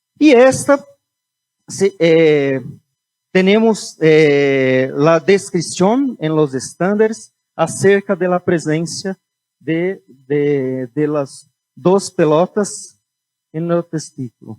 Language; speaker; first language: Spanish; non-native, fluent; Portuguese